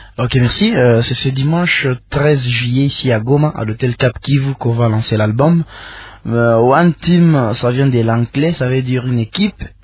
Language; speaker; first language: French; non-native, local second language; Nande